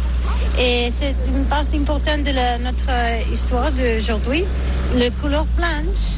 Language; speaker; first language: French; non-native, learner; Catalan